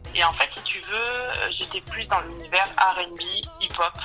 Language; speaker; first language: French; native; French